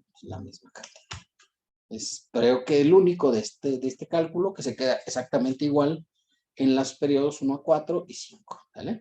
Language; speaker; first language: Spanish; native; Spanish